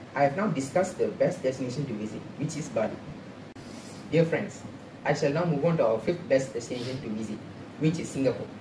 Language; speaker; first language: English; non-native, local second language; Tamil